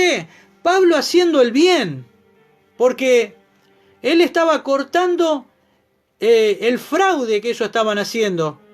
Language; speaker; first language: Spanish; native; Spanish